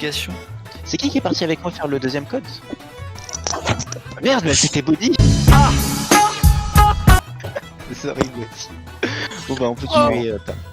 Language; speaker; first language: French; native; French